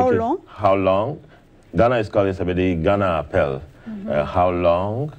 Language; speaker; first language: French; non-native, learner; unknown